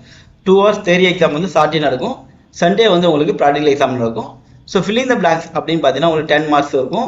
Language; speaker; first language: Tamil; native; Tamil